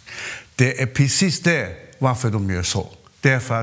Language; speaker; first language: Swedish; non-native, fluent; Cantonese